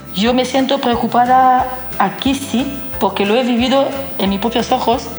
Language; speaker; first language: Spanish; non-native, fluent; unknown